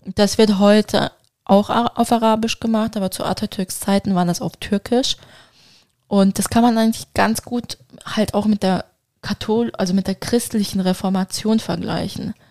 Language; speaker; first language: German; non-native, fluent; Turkish